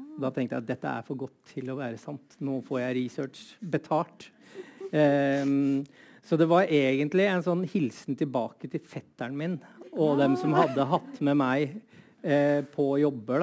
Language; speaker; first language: Norwegian; native; Norwegian